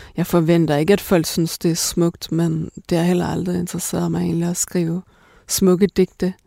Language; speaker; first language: Danish; native; Danish